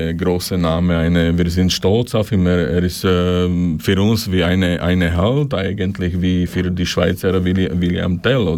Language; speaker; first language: German; non-native, learner; Slovak